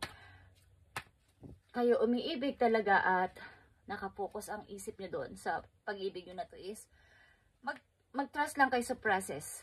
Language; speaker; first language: Filipino; native; Filipino